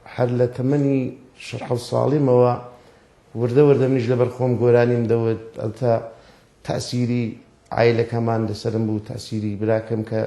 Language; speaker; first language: Central Kurdish; native; Central Kurdish